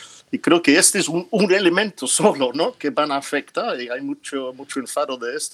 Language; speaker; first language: Spanish; non-native, fluent; English